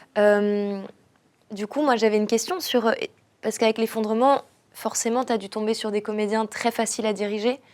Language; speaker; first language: French; native; French